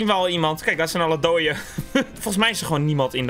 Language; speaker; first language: Dutch; native; Dutch